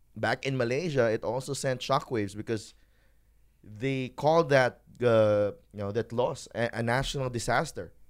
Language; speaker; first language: English; non-native, local second language; Hiligaynon